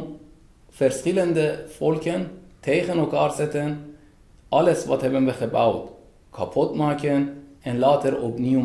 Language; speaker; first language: Dutch; non-native, fluent; Persian